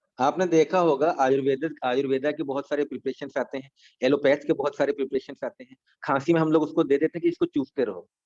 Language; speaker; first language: Hindi; native; Hindi